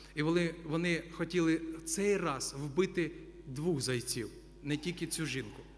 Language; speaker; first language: Ukrainian; non-native, local second language; Russian